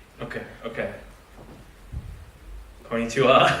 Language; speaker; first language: Japanese; non-native, learner; English